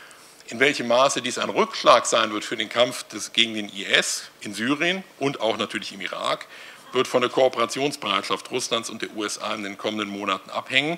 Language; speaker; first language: German; native; German